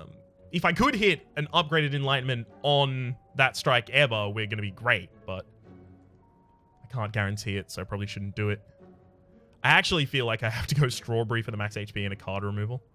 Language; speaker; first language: English; native; English